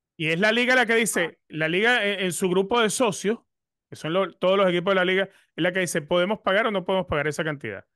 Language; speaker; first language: Spanish; native; Spanish